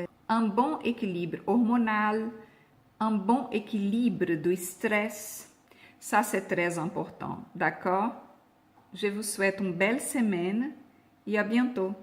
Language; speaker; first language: French; non-native, fluent; Portuguese